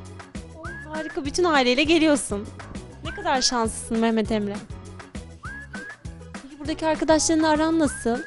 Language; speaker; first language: Turkish; native; Turkish